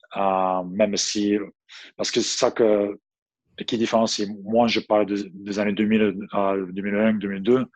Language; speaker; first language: French; non-native, fluent; English